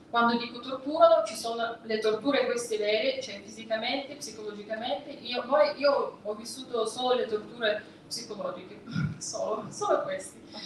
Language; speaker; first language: Italian; non-native, fluent; Russian